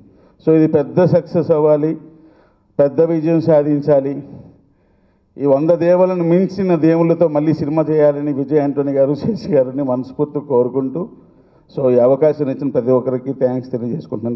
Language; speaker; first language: Telugu; native; Telugu